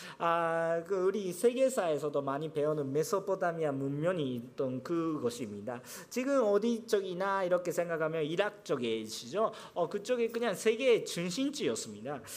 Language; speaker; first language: Korean; non-native, fluent; Japanese